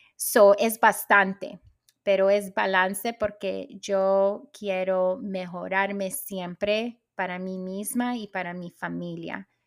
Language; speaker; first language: Spanish; early bilingual, heritage; Spanish